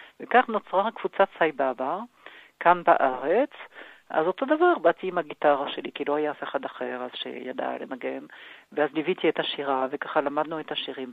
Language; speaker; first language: Hebrew; non-native, fluent; French